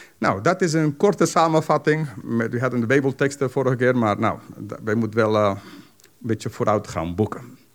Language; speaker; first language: Dutch; non-native, fluent; English